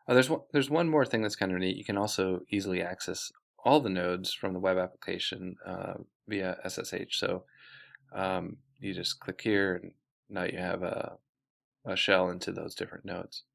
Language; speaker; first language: English; native; English